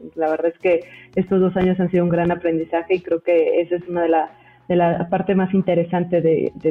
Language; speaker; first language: Spanish; native; Spanish